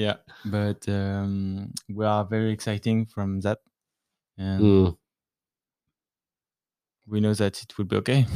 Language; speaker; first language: English; non-native, learner; French